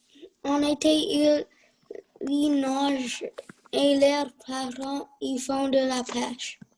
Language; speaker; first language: French; non-native, learner; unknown